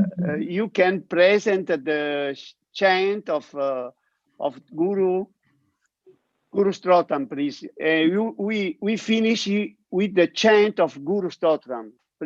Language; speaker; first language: English; non-native, learner; Italian